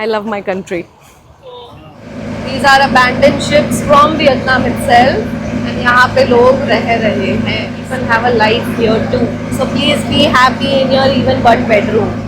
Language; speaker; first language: English; non-native, local second language; Hindi